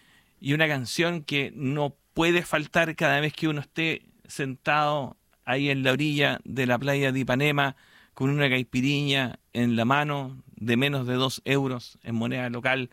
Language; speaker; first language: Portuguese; non-native, learner; Spanish